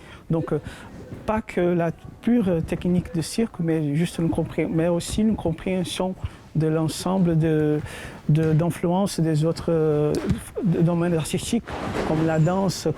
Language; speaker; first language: French; native; French